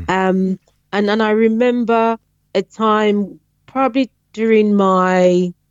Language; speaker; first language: English; non-native, local second language; Yoruba